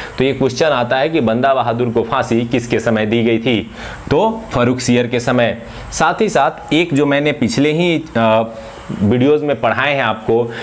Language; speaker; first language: Hindi; non-native, local second language; Marathi